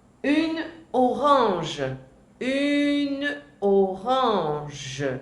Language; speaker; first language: French; non-native, fluent; Spanish